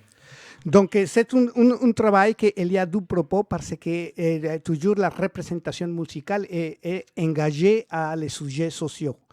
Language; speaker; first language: French; non-native, learner; Spanish